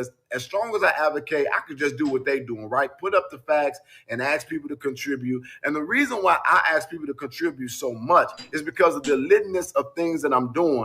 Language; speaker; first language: English; native; English